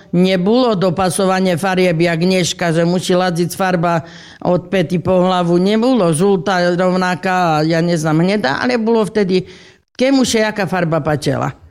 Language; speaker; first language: Slovak; native; Slovak